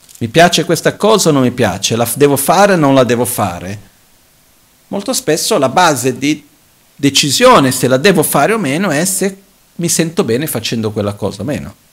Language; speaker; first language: Italian; non-native, fluent; Portuguese